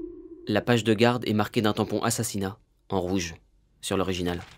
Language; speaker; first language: French; native; French